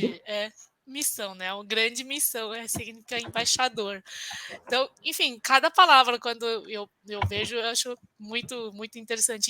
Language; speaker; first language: Portuguese; non-native, fluent; Chinese